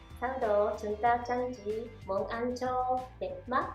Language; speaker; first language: Vietnamese; non-native, learner; Japanese